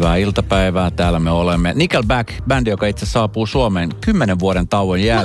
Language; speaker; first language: Finnish; native; Finnish